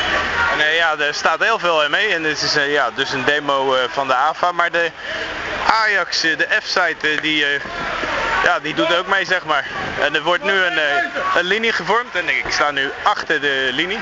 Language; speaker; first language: Dutch; native; Dutch